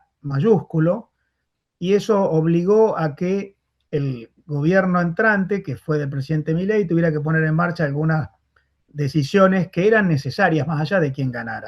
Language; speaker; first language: Spanish; native; Spanish